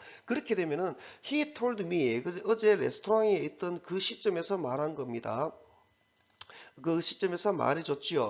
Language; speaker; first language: Korean; native; Korean